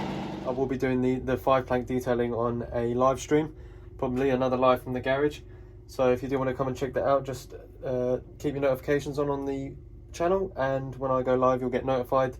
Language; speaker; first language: English; native; English